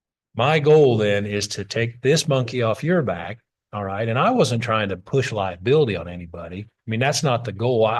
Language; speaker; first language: English; native; English